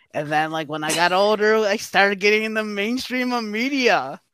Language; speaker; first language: English; native; English